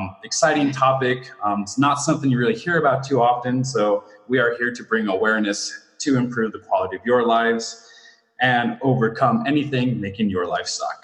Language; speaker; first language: English; native; English